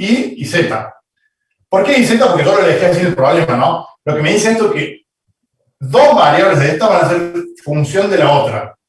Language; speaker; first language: Spanish; native; Spanish